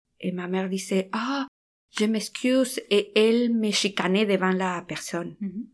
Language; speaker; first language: French; non-native, fluent; Spanish